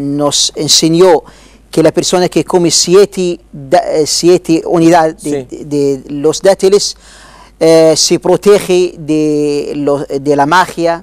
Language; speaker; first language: Spanish; non-native, learner; Arabic